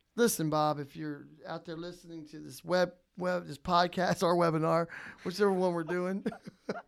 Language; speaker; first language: English; native; English